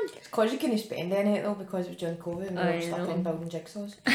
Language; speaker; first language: English; native; English